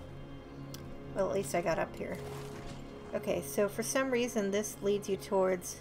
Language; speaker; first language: English; native; English